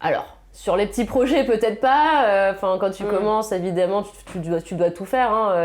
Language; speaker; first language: French; native; French